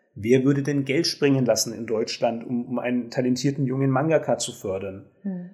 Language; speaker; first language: German; native; German